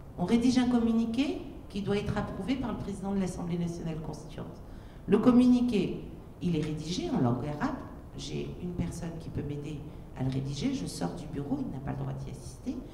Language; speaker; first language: French; native; French